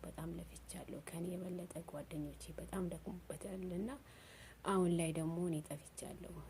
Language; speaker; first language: Amharic; non-native, local second language; Oromo